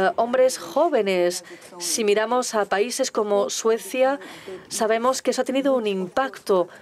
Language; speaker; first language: Spanish; non-native, fluent; Turkish